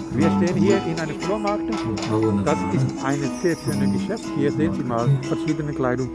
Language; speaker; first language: German; non-native, fluent; Urdu